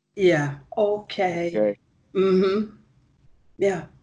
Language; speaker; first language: English; non-native, fluent; Swedish